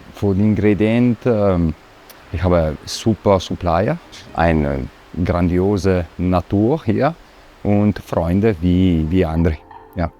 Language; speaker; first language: German; non-native, learner; Italian